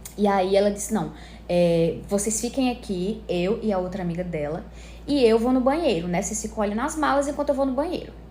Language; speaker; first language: Portuguese; native; Portuguese